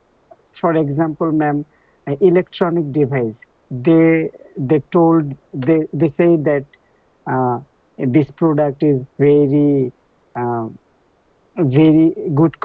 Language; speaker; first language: English; non-native, learner; Bangla